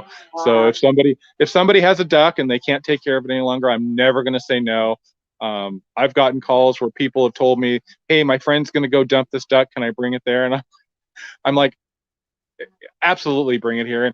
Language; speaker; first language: English; native; English